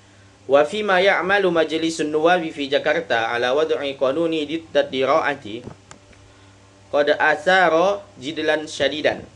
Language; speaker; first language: Arabic; non-native, learner; Indonesian